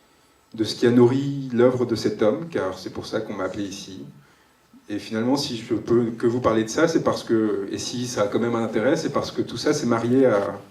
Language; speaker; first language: French; native; French